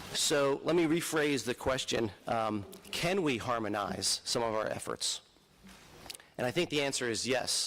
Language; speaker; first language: English; native; English